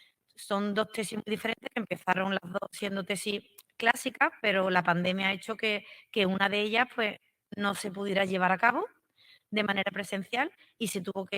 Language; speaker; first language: Spanish; native; Spanish